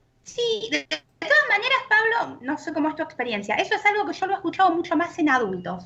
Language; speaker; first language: Spanish; native; Spanish